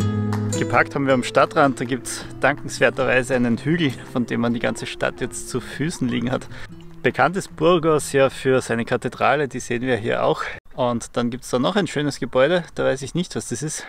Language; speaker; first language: German; native; German